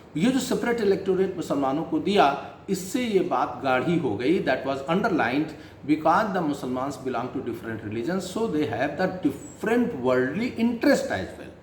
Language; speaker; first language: Hindi; native; Hindi